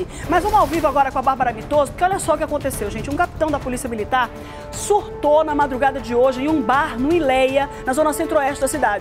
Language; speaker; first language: Portuguese; native; Portuguese